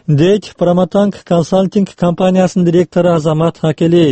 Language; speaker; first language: Kyrgyz; native; Kyrgyz